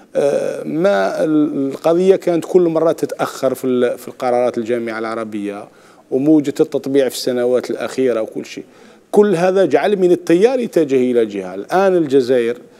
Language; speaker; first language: Arabic; native; Arabic